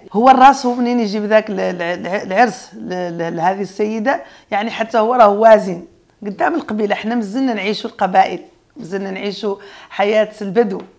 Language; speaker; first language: Arabic; native; Arabic